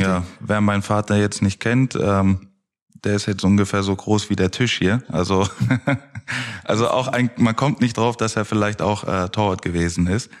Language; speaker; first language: German; native; German